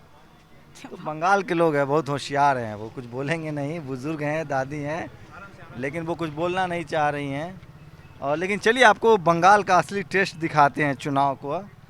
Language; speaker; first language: Hindi; native; Hindi